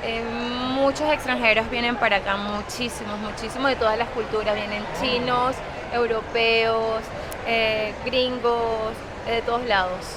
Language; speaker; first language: Spanish; native; Spanish